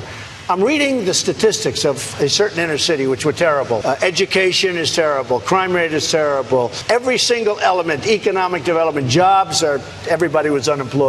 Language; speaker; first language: English; native; English